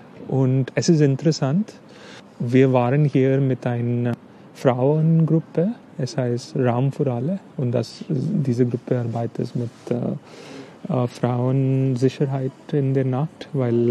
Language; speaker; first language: German; non-native, learner; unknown